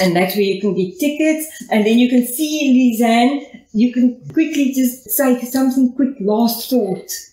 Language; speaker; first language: English; non-native, local second language; Afrikaans